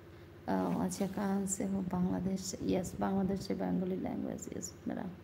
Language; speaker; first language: Hindi; non-native, learner; Bangla